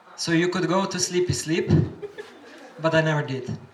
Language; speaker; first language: English; non-native, fluent; Slovenian